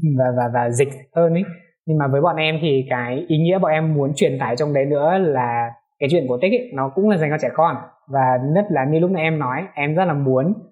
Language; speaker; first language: Vietnamese; non-native, local second language; Hmong